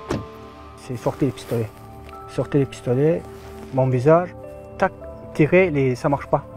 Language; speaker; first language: French; non-native, learner; Azerbaijani